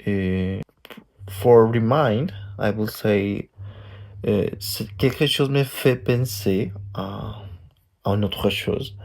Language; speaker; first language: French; non-native, fluent; Spanish